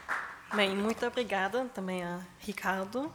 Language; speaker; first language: Portuguese; non-native, fluent; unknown